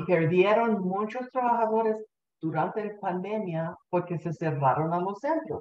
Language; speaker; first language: Spanish; early bilingual, heritage; Spanish